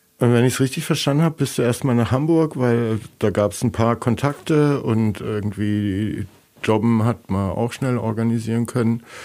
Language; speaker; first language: German; native; German